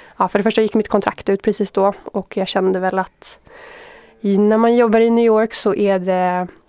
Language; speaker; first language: Swedish; native; Swedish